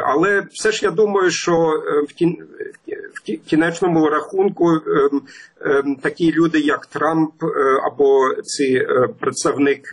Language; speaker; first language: Ukrainian; non-native, fluent; German